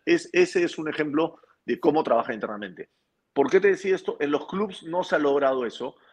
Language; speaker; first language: Spanish; native; Spanish